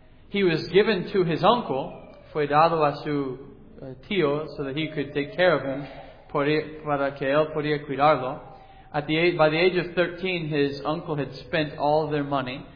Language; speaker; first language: English; native; English